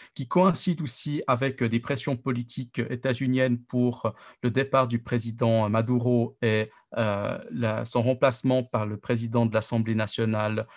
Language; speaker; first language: French; native; French